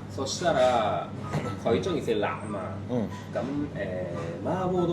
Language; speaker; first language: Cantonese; non-native, fluent; Japanese